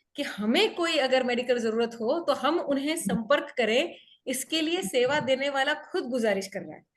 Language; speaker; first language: Hindi; non-native, local second language; Gujarati